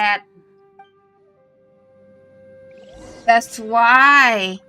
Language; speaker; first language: English; non-native, learner; Vietnamese